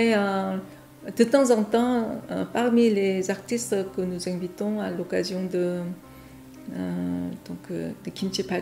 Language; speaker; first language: French; non-native, fluent; Korean